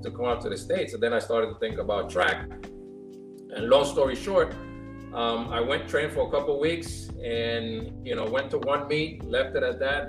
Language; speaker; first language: English; non-native, fluent; Spanish